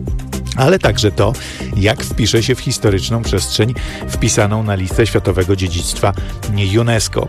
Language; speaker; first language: Polish; native; Polish